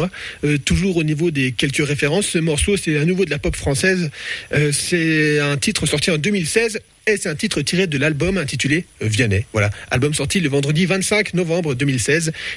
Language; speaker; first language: French; native; French